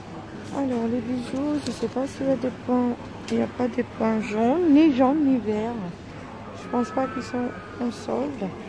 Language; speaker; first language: French; native; French